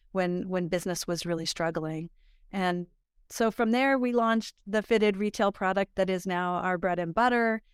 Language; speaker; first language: English; native; English